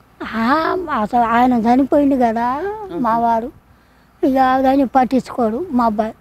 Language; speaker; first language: Telugu; native; Telugu